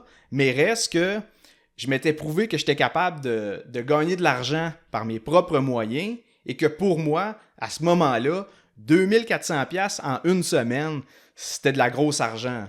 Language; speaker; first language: French; native; French